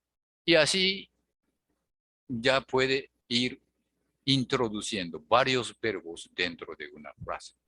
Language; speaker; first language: Spanish; non-native, fluent; Japanese